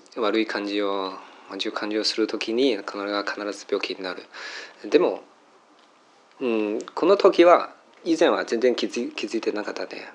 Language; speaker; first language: Japanese; non-native, learner; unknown